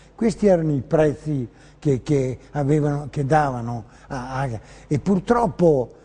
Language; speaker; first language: Italian; native; Italian